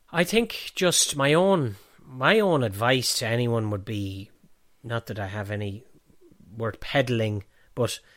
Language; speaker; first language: English; native; English